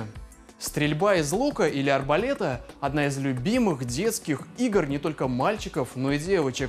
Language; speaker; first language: Russian; native; Russian